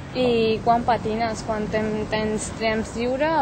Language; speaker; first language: Catalan; non-native, learner; Armenian